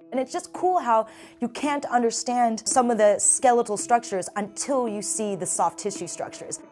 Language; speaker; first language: English; native; English